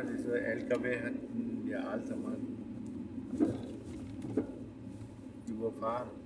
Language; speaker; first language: German; non-native, learner; Vietnamese